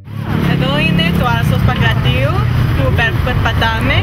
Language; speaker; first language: Greek; non-native, learner; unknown